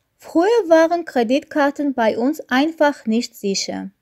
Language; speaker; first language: German; non-native, learner; Armenian